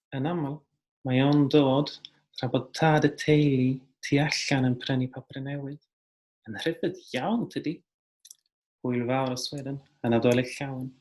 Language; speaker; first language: Welsh; non-native, fluent; Swedish